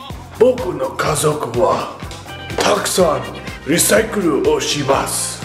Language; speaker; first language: Japanese; non-native, learner; English